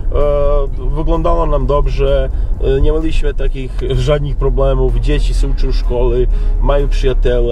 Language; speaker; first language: Polish; non-native, learner; Serbian